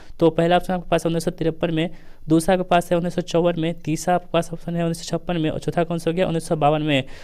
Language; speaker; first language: Hindi; native; Hindi